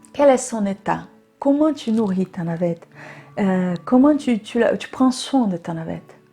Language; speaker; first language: French; non-native, fluent; Portuguese